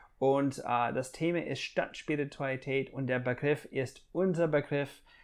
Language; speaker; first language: German; non-native, fluent; English